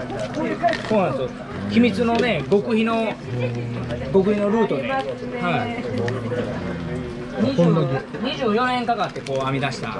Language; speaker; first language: Japanese; native; Japanese